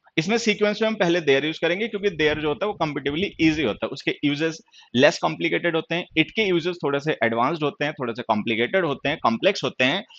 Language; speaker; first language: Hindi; native; Hindi